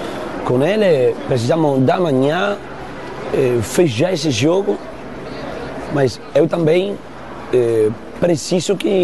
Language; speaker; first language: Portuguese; non-native, learner; Spanish